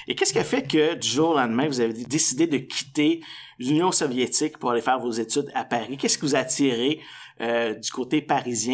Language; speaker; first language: French; native; French